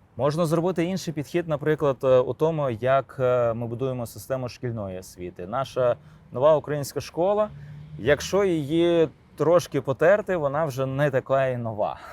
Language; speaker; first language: Ukrainian; non-native, local second language; Crimean Tatar